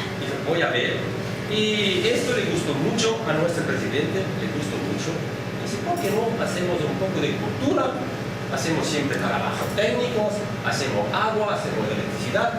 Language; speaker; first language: Spanish; non-native, learner; French